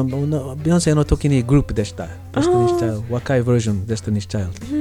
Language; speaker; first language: Japanese; non-native, learner; English